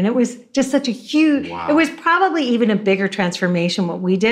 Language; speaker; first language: English; native; English